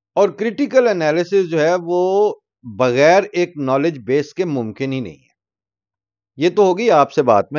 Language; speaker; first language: Urdu; non-native, local second language; Punjabi